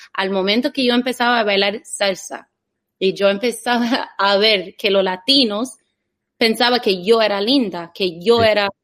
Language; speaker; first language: Spanish; non-native, fluent; English